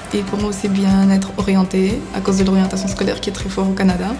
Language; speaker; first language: French; non-native, local second language; Lingala